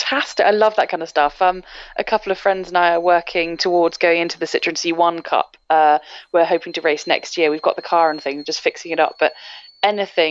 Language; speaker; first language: English; native; English